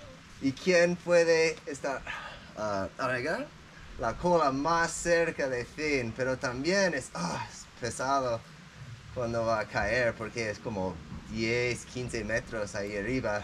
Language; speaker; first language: Spanish; non-native, learner; English